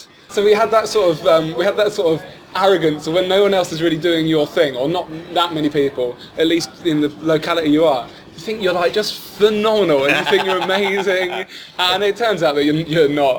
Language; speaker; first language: English; native; English